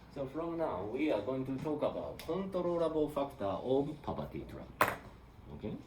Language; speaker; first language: English; non-native, learner; Japanese